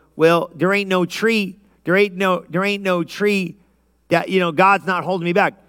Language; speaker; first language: English; native; English